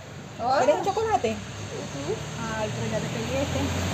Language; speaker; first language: Spanish; native; Spanish